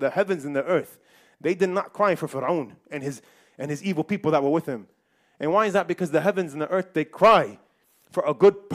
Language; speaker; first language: English; native; English